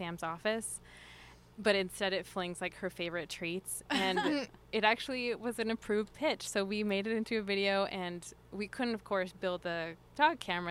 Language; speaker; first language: English; early bilingual, other home language; Spanish